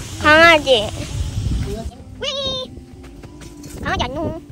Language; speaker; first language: Korean; early bilingual, other home language; Tibetan